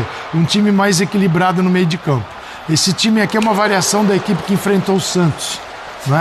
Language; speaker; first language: Portuguese; native; Portuguese